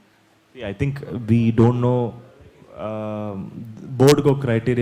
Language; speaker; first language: Telugu; native; Telugu